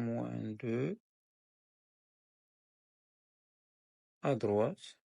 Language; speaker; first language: French; non-native, local second language; Arabic